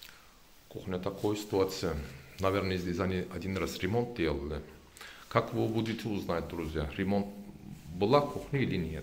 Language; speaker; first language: Russian; non-native, learner; Turkish